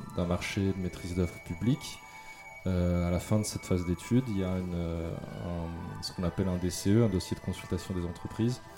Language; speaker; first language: French; native; French